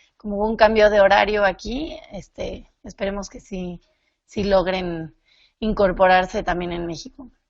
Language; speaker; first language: Spanish; native; Spanish